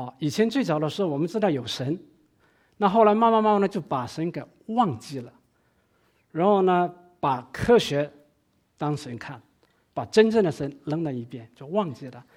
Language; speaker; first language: Chinese; non-native, local second language; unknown